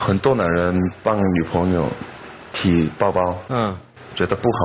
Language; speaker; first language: Chinese; non-native, fluent; Korean